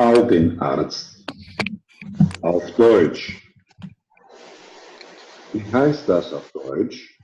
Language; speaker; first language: German; non-native, learner; Greek